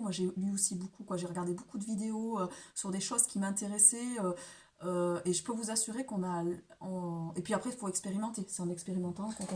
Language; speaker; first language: French; native; French